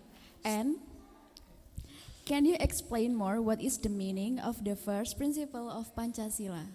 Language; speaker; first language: English; non-native, fluent; Indonesian